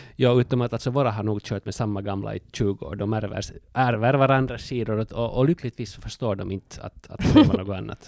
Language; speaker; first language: Swedish; native; Swedish